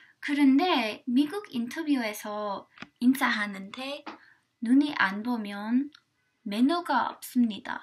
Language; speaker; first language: Korean; non-native, learner; English